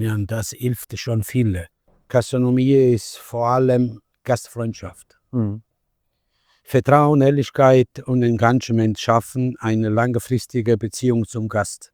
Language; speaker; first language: German; non-native, fluent; Italian